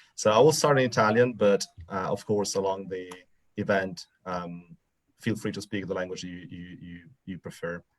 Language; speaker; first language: English; non-native, fluent; Italian